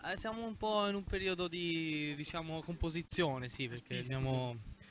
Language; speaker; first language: Italian; native; Italian